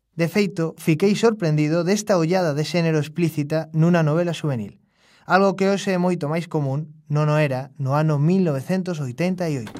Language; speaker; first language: Galician; non-native, local second language; Spanish